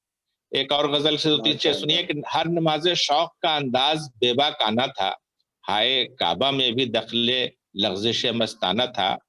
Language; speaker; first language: Urdu; native; Urdu